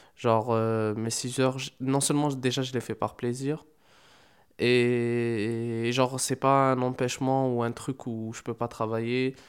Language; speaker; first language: French; non-native, local second language; Arabic